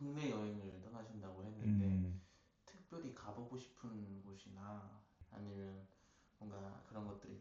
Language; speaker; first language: Korean; native; Korean